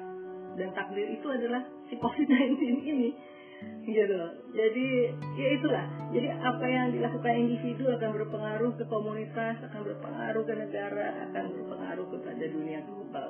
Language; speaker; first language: Indonesian; native; Indonesian